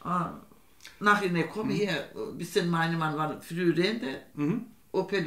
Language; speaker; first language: German; non-native, learner; Turkish